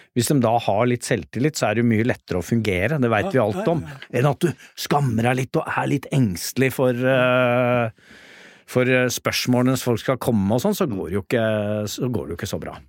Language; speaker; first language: Norwegian; native; Norwegian